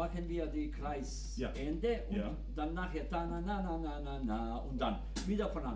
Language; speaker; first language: German; non-native, learner; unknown